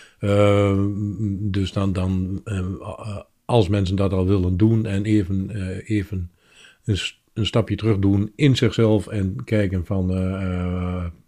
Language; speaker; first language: Dutch; native; Dutch